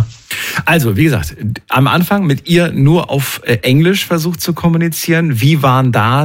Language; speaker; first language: German; native; German